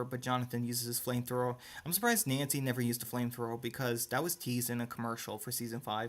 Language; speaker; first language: English; native; English